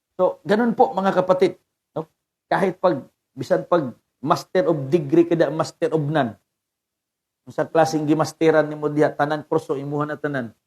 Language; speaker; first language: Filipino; non-native, local second language; Cebuano